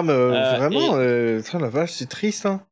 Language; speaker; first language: French; native; French